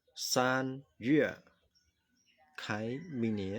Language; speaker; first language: Chinese; non-native, fluent; Khmer